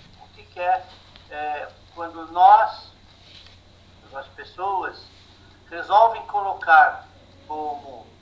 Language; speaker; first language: Portuguese; native; Portuguese